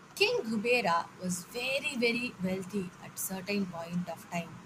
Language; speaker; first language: English; non-native, local second language; Tamil